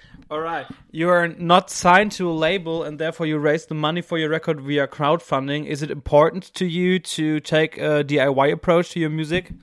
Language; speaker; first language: English; non-native, fluent; German